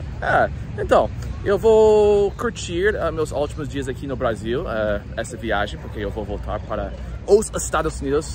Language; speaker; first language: Portuguese; non-native, learner; English